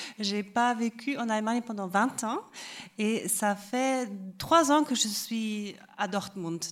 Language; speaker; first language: French; non-native, fluent; German